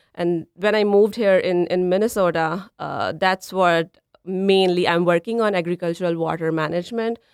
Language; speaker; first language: English; non-native, local second language; Punjabi